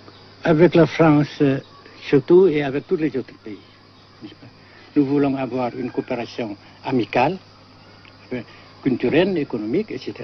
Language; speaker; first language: French; non-native, local second language; Vietnamese